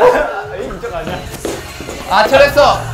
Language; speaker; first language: Korean; non-native, fluent; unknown